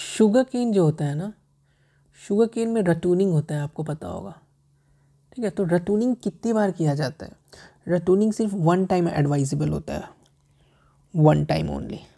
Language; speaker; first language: Hindi; native; Hindi